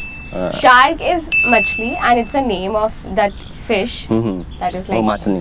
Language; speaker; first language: English; non-native, local second language; Hindi